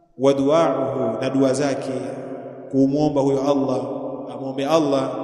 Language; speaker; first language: Swahili; native; Swahili